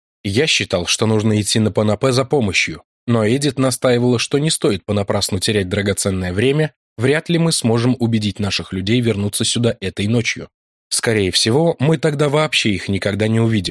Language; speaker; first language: Russian; native; Russian